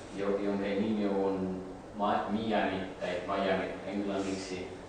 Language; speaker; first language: Finnish; non-native, learner; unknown